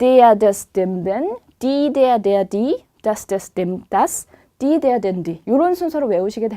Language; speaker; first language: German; non-native, fluent; Korean